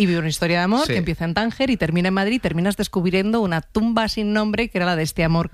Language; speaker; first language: Spanish; native; Spanish